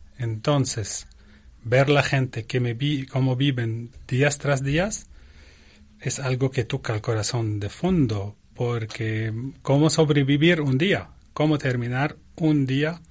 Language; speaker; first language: Spanish; non-native, learner; Arabic